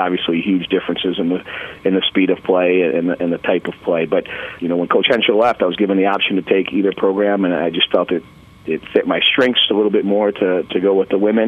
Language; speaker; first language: English; native; English